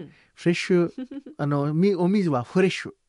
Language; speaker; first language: Japanese; non-native, learner; Samoan